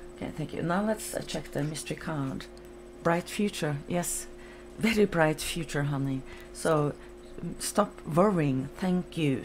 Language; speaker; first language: English; non-native, fluent; Norwegian